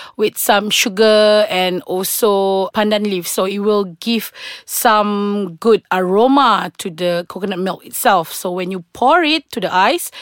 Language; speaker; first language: English; non-native, local second language; Malay